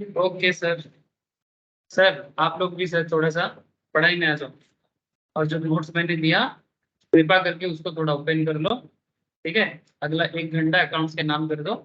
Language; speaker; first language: Hindi; non-native, local second language; Bangla